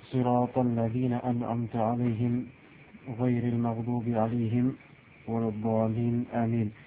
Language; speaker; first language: Arabic; non-native, fluent; Indonesian